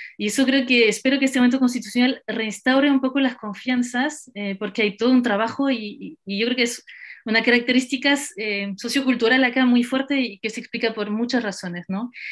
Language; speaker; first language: Spanish; non-native, fluent; French